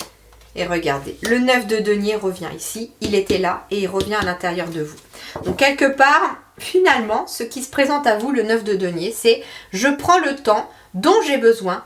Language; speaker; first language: French; native; French